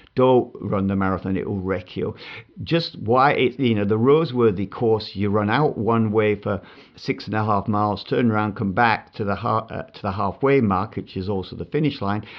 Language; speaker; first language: English; native; English